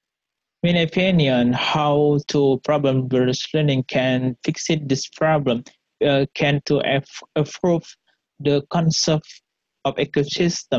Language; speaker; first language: English; non-native, learner; Indonesian